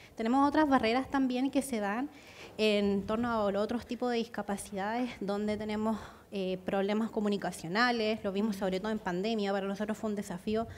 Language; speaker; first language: Spanish; native; Spanish